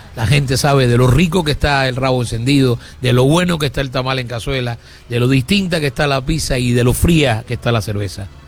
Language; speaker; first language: Spanish; native; Spanish